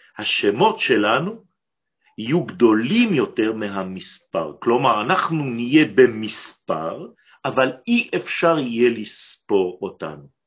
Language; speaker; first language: Hebrew; non-native, fluent; French